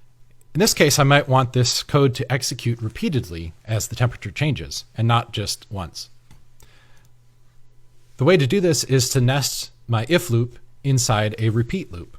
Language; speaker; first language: English; native; English